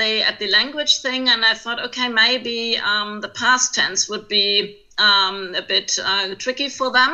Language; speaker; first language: English; non-native, fluent; German